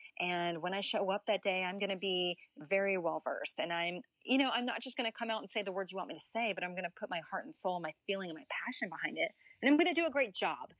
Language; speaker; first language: English; native; English